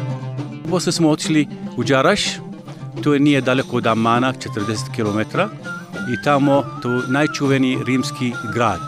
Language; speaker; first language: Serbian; non-native, learner; Arabic